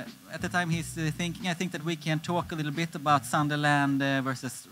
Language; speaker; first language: English; non-native, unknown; Swedish